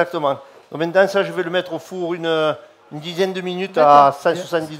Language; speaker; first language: French; native; French